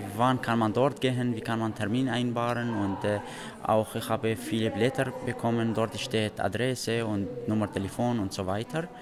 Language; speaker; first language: German; non-native, learner; Arabic